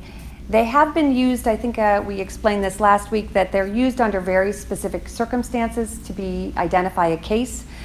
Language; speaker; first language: English; native; English